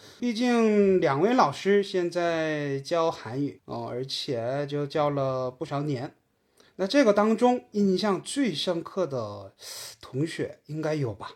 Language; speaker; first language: Chinese; non-native, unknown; Korean